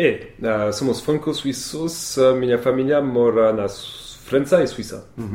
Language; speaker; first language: Portuguese; non-native, learner; French